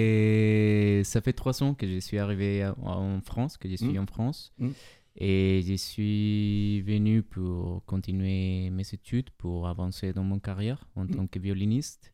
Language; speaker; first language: French; non-native, learner; Spanish